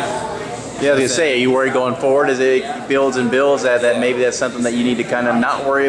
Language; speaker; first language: English; native; English